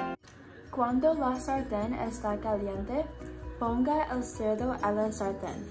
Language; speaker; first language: Spanish; non-native, learner; English